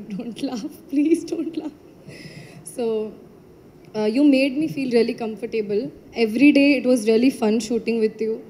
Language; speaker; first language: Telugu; non-native, learner; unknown